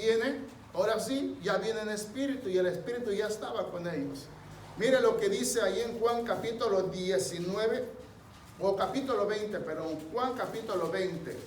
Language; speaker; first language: Spanish; native; Spanish